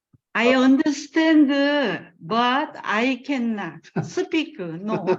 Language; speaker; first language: English; non-native, learner; Korean